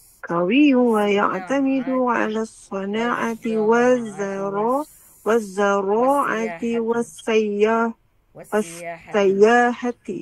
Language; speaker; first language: Arabic; non-native, learner; Malay